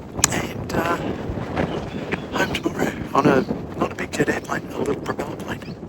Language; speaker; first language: English; native; English